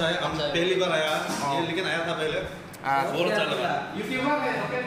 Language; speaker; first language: Hindi; non-native, local second language; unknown